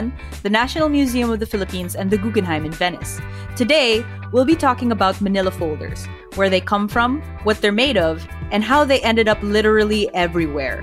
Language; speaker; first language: English; non-native, local second language; Filipino